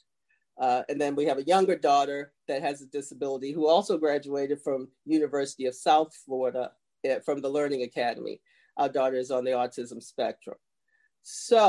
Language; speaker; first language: English; native; English